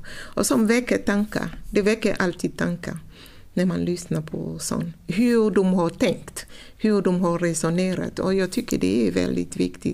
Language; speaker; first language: Swedish; non-native, fluent; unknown